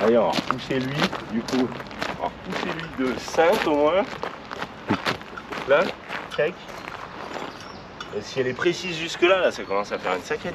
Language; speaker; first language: French; native; French